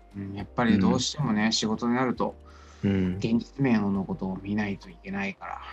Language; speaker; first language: Japanese; non-native, fluent; Chinese